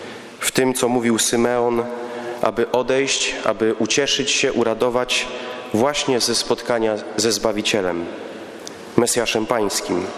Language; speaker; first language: Polish; native; Polish